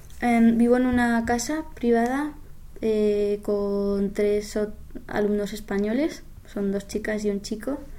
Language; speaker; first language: Spanish; native; Spanish